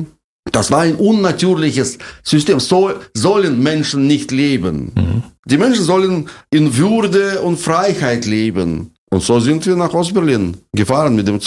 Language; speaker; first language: German; non-native, fluent; Russian